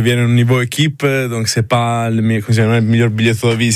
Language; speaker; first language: French; non-native, learner; Italian